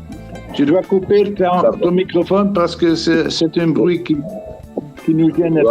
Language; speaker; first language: French; non-native, fluent; Dutch